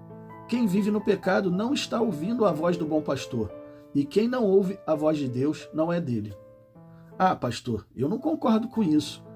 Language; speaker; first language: Portuguese; native; Portuguese